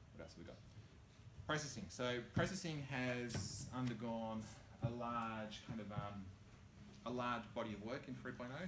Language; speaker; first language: English; native; English